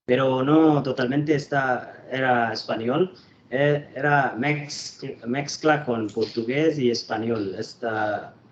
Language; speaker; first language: Spanish; non-native, learner; Bangla